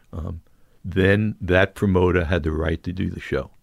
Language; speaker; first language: English; native; English